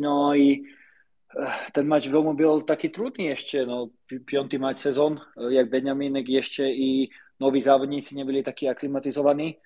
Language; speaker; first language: Polish; non-native, learner; Slovak